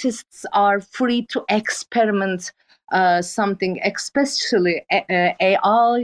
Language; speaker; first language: English; non-native, fluent; Turkish